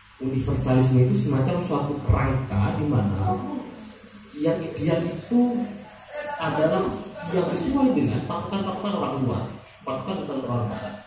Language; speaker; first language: Indonesian; non-native, local second language; Madurese